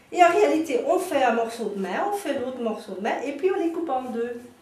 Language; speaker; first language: French; native; French